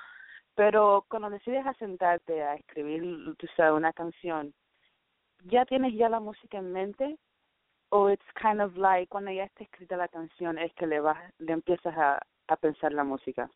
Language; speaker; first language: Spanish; early bilingual, heritage; Spanish